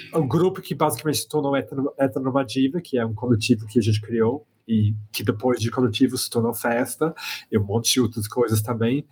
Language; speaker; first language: Portuguese; non-native, fluent; English